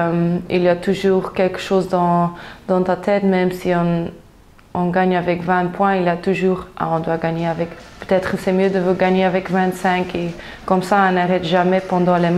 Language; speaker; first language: French; non-native, local second language; Dutch